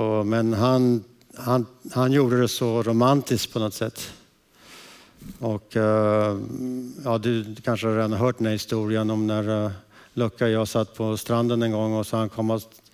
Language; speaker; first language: Swedish; early bilingual, heritage; Swedish